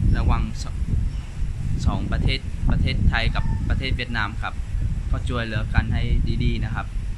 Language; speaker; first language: Thai; non-native, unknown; Vietnamese